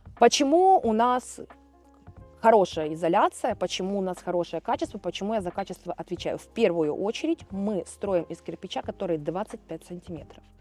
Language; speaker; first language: Russian; non-native, fluent; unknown